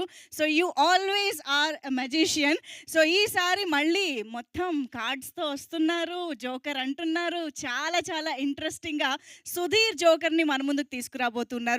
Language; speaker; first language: Telugu; native; Telugu